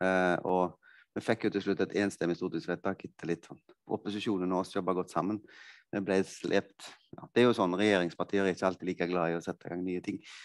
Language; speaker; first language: Norwegian; native; Norwegian